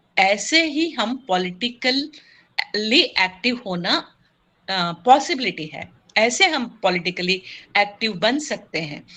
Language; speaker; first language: Hindi; non-native, local second language; Kannada